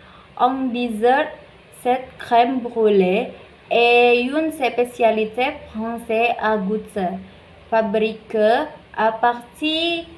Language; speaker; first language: French; non-native, learner; Indonesian